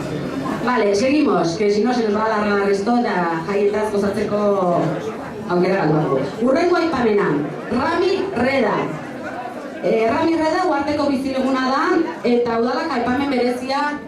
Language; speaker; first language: Basque; native; Basque